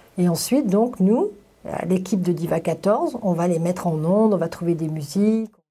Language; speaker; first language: French; native; French